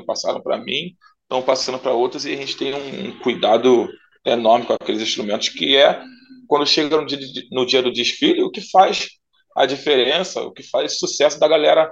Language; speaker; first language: Portuguese; native; Portuguese